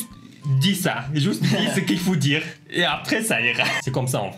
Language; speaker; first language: French; non-native, learner; Mongolian